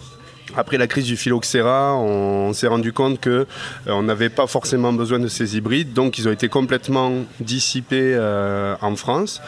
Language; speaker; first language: French; native; French